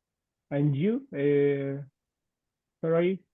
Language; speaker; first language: English; non-native, fluent; Spanish